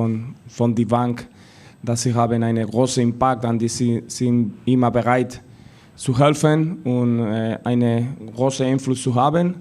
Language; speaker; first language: German; non-native, learner; Spanish